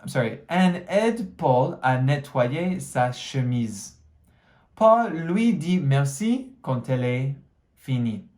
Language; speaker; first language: French; non-native, fluent; English